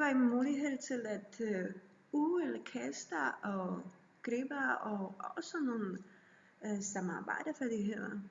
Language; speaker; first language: Danish; non-native, learner; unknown